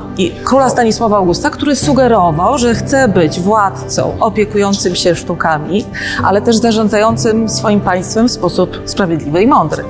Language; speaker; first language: Polish; native; Polish